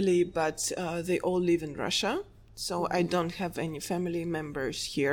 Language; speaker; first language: English; non-native, fluent; Russian